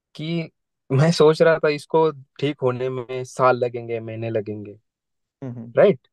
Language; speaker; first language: Hindi; non-native, local second language; Marathi